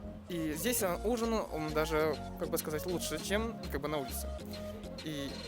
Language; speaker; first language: Russian; non-native, local second language; Kazakh